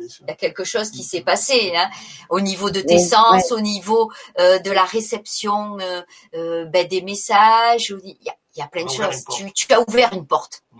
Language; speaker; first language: French; native; French